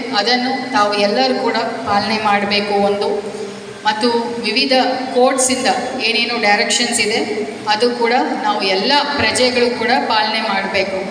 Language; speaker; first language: Kannada; native; Kannada